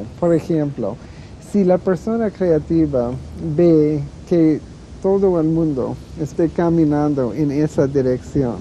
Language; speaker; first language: Spanish; non-native, fluent; English